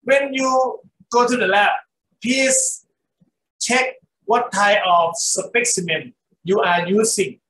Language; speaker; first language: English; non-native, fluent; Thai